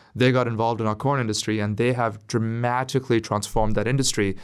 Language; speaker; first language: English; non-native, local second language; Urdu